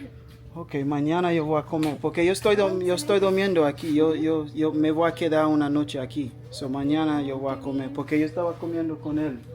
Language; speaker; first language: Spanish; non-native, learner; English